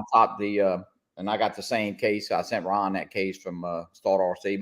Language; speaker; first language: English; native; English